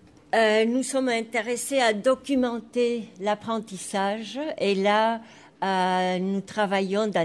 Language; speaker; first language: French; non-native, fluent; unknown